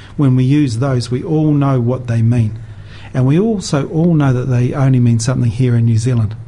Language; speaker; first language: English; native; English